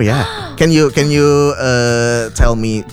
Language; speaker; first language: English; non-native, fluent; Indonesian